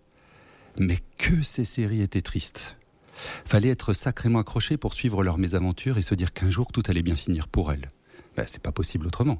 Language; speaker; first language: French; native; French